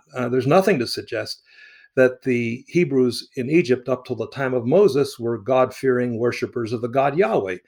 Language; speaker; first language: English; early bilingual, other home language; Arabic